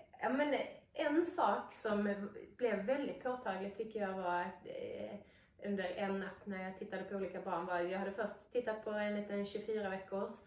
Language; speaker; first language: Swedish; native; Swedish